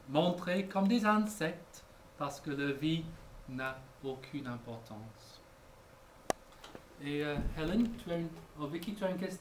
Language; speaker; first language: French; non-native, fluent; English